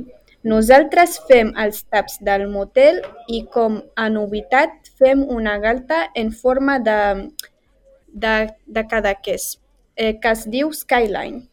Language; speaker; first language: Catalan; non-native, learner; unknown